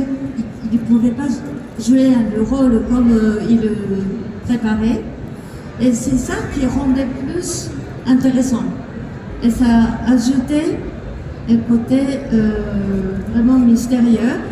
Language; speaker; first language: French; non-native, fluent; Japanese